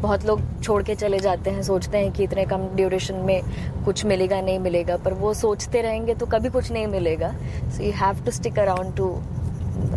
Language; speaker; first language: Hindi; native; Hindi